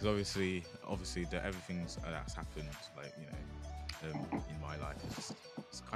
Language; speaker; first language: English; non-native, local second language; Yoruba